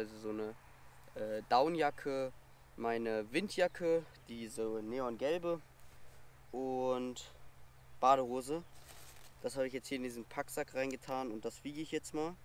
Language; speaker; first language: German; native; German